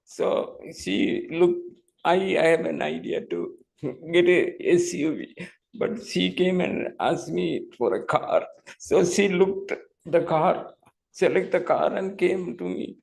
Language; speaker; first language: English; non-native, learner; Tamil